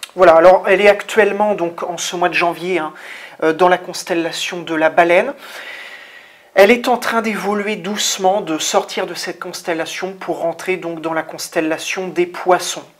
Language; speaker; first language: French; native; French